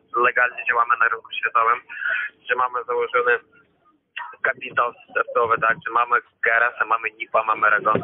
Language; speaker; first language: Polish; non-native, learner; Ukrainian